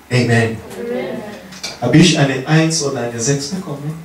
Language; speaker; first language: German; non-native, learner; English